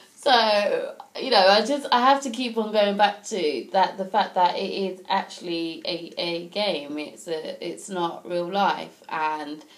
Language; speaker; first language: English; native; English